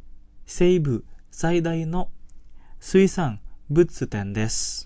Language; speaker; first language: Japanese; non-native, fluent; Indonesian